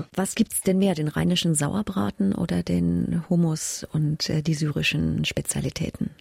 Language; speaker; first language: German; native; German